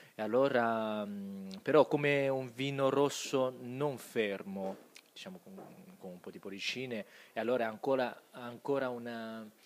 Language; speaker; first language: Italian; non-native, fluent; Chinese